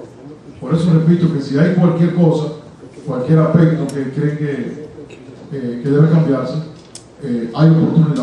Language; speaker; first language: Spanish; native; Spanish